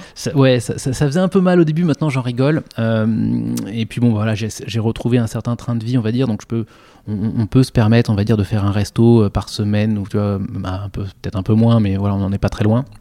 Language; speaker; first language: French; native; French